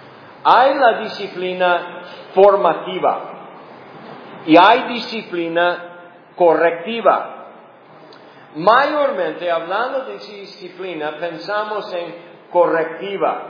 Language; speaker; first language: Spanish; non-native, fluent; English